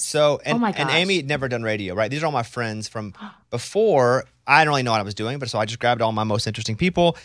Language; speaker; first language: English; native; English